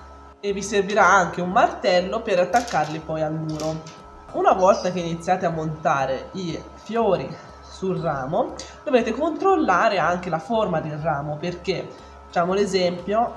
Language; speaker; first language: Italian; native; Italian